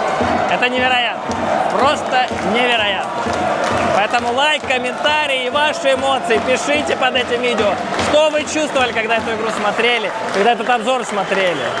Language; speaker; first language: Russian; native; Russian